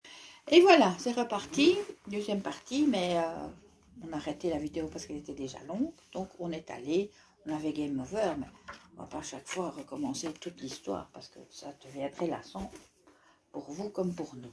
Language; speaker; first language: French; native; French